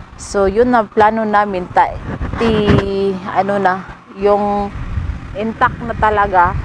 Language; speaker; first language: Filipino; non-native, local second language; Cebuano